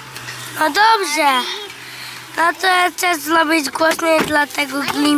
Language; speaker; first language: Polish; early bilingual, heritage; Polish